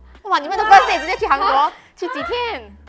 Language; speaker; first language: Chinese; native; Chinese